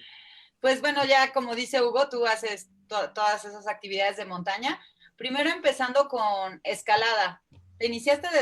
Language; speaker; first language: Spanish; native; Spanish